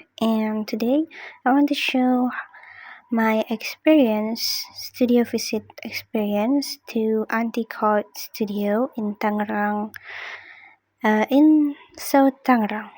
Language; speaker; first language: English; non-native, learner; Indonesian